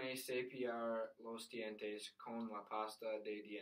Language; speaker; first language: Spanish; non-native, learner; English